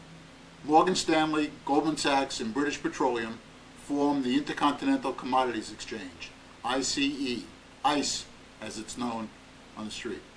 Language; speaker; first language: English; native; English